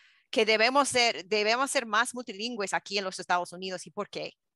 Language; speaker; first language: Spanish; non-native, learner; English